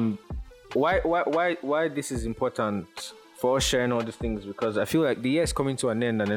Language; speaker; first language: English; non-native, local second language; Yoruba